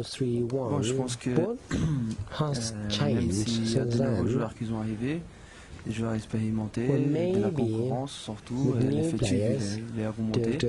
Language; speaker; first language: French; non-native, fluent; Portuguese